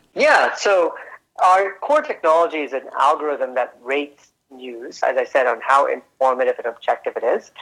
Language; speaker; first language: English; early bilingual, other home language; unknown